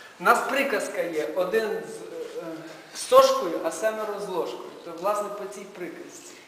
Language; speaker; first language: Ukrainian; native; Ukrainian